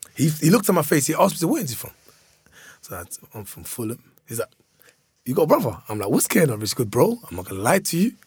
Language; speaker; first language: English; early bilingual, other home language; Lingala